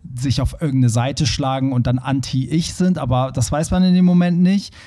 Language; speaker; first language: German; early bilingual, other home language; Persian